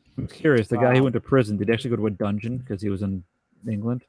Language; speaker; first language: English; native; English